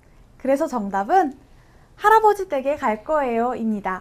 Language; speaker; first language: Korean; native; Korean